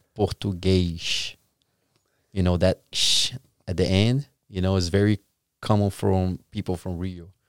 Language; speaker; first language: English; non-native, fluent; Portuguese